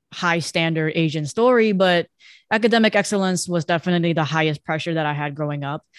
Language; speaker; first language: English; early bilingual, other home language; Korean